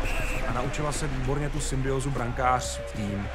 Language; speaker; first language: Czech; native; Czech